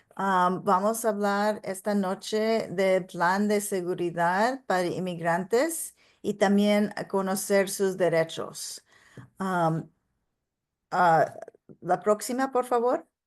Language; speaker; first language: Spanish; non-native, local second language; English